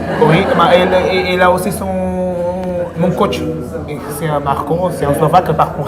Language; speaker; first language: French; non-native, learner; Portuguese